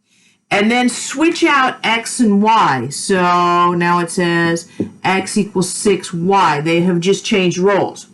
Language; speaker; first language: English; native; English